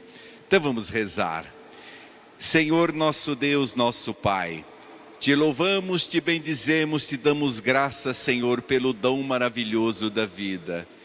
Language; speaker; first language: Portuguese; native; Portuguese